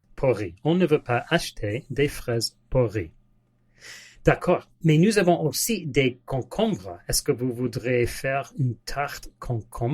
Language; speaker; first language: French; non-native, learner; English